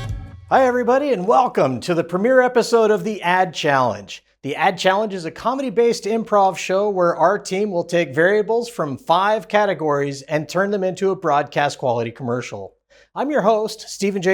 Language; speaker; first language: English; native; English